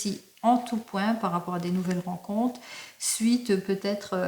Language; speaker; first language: French; native; French